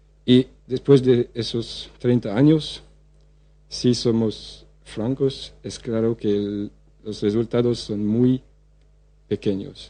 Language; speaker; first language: Spanish; non-native, fluent; French